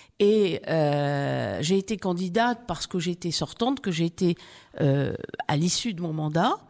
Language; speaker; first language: French; native; French